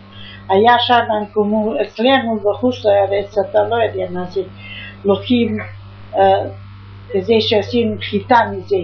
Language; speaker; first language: Hebrew; non-native, fluent; Yiddish